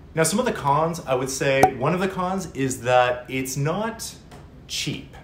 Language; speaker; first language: English; native; English